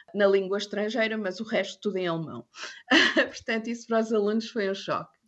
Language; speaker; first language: Portuguese; non-native, fluent; English